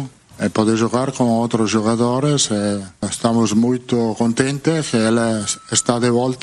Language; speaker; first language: Portuguese; non-native, learner; Italian